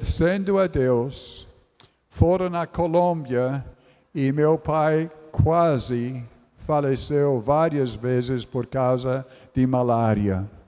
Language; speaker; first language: Portuguese; non-native, fluent; English